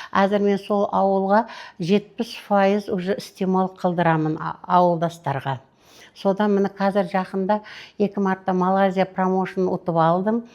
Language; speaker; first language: Uzbek; non-native, local second language; Kazakh